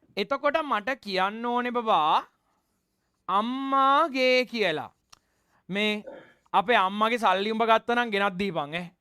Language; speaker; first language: Sinhala; non-native, local second language; Tamil